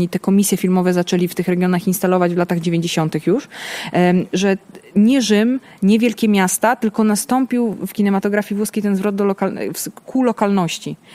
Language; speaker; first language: Polish; early bilingual, other home language; Italian